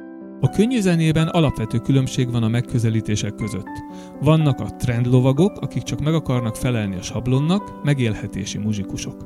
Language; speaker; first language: Hungarian; native; Hungarian